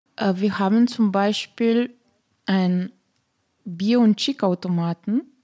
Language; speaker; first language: German; non-native, fluent; Slovenian